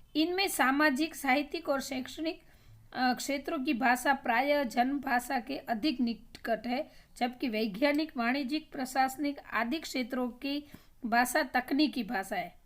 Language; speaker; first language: Hindi; non-native, local second language; Gujarati